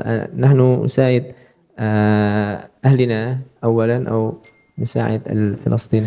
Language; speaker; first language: Arabic; non-native, learner; Indonesian